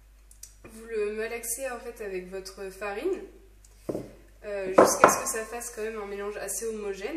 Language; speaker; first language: French; native; French